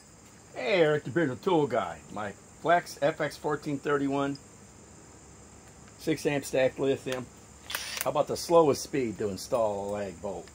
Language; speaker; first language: English; native; English